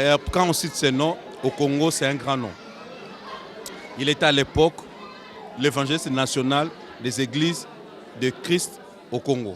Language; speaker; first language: French; non-native, local second language; Lingala